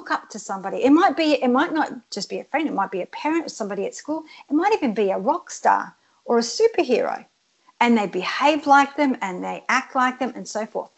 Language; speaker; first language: English; early bilingual, other home language; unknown